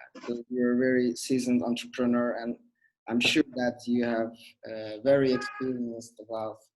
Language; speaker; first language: English; non-native, fluent; Turkish